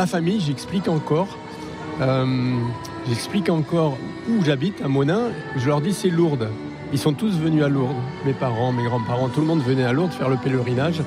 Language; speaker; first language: French; native; French